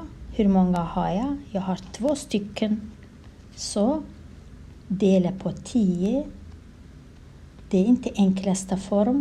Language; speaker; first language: Swedish; non-native, learner; Kurdish